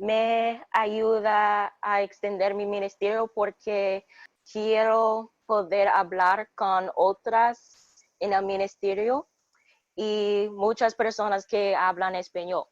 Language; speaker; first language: Spanish; non-native, learner; English